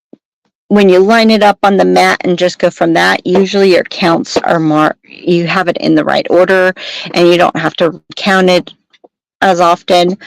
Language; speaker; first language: English; native; English